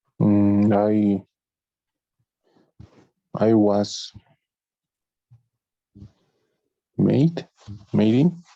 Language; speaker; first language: English; non-native, learner; Spanish